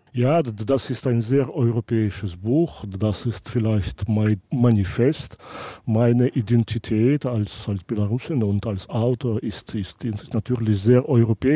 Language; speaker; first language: German; non-native, local second language; Belarusian